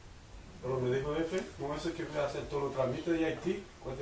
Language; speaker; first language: Spanish; non-native, learner; Haitian Creole